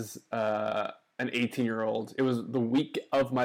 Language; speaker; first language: English; native; English